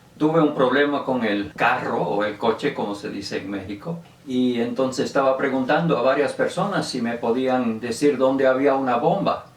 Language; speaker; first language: Spanish; non-native, local second language; English